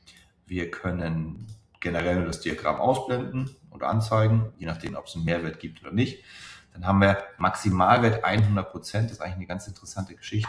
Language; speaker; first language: German; native; German